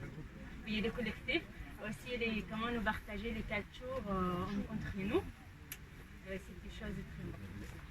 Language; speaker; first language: French; non-native, learner; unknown